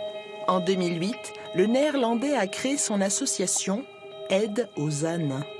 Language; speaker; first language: French; native; French